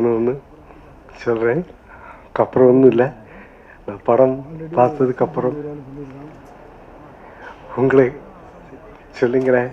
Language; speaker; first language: Tamil; non-native, learner; Malayalam